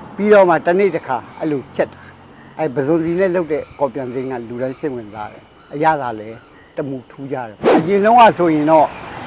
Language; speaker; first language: Burmese; native; Burmese